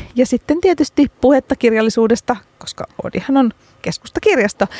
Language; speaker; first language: Finnish; native; Finnish